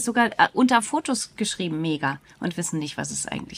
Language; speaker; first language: German; native; German